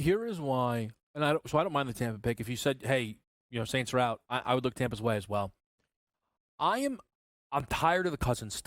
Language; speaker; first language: English; native; English